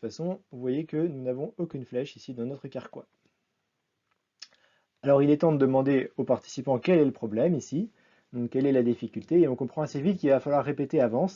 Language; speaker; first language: French; native; French